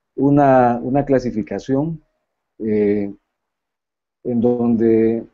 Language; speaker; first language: Spanish; native; Spanish